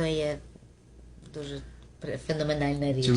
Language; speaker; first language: Ukrainian; early bilingual, heritage; Ukrainian